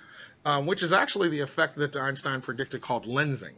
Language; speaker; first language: English; native; English